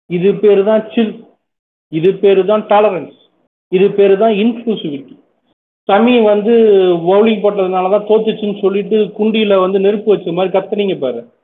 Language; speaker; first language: Tamil; native; Tamil